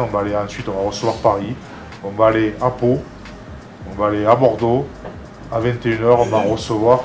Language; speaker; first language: French; native; French